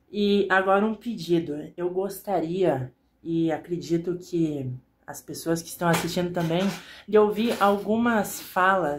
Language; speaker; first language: Portuguese; native; Portuguese